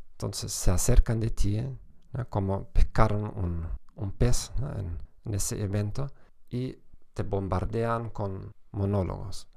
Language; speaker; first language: Spanish; non-native, fluent; German